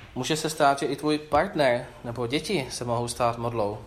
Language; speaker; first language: Czech; native; Czech